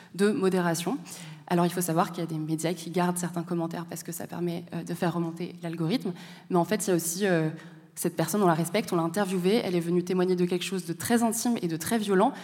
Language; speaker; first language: French; native; French